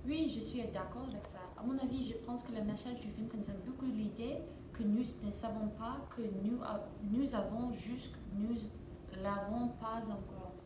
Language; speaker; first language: French; non-native, learner; English